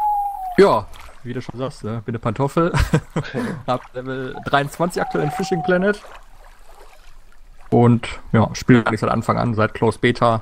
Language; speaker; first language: German; native; German